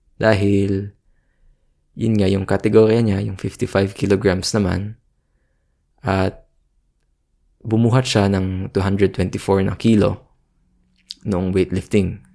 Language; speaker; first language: Filipino; native; Filipino